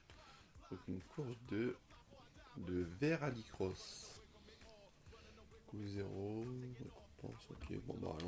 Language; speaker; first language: French; native; French